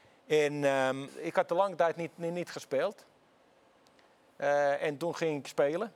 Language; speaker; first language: Dutch; non-native, fluent; Finnish